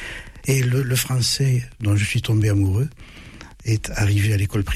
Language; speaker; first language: French; early bilingual, other home language; German